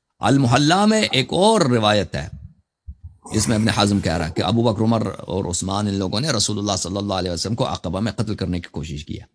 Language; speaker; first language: Urdu; non-native, fluent; Persian